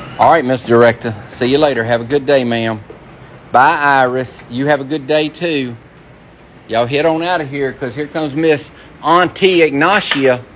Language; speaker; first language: English; native; English